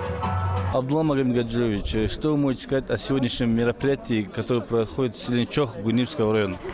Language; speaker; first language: Russian; native; Russian